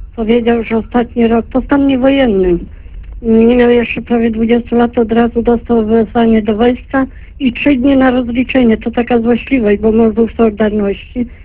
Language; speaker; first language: Polish; native; Polish